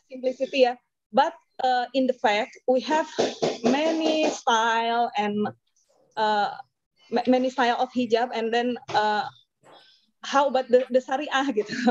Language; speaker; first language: English; non-native, learner; Indonesian